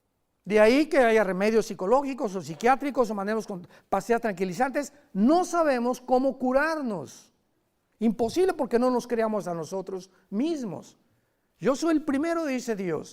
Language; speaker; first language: Spanish; native; Spanish